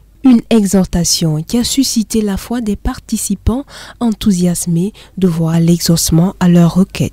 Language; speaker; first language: French; non-native, local second language; Mossi